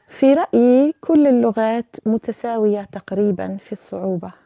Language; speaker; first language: Arabic; non-native, fluent; English